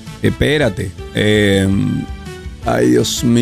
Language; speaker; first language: Spanish; native; Spanish